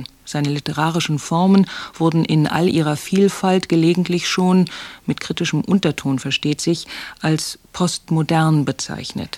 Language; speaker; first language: German; native; German